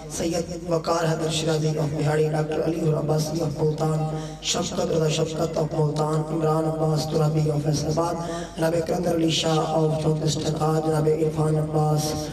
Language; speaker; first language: Urdu; non-native, local second language; Punjabi